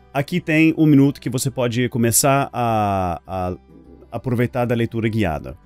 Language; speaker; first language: Portuguese; non-native, fluent; English